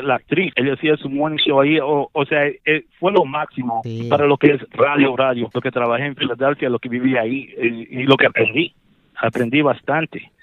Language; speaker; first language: Spanish; early bilingual, heritage; Spanish